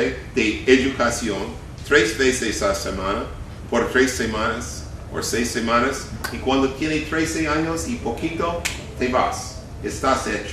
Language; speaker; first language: Spanish; non-native, fluent; English